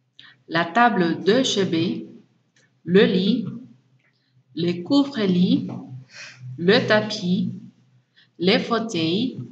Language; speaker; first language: French; non-native, fluent; Spanish